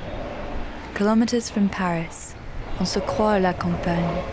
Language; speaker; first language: French; non-native, fluent; English